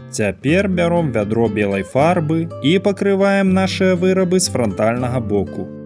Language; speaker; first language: Belarusian; native; Belarusian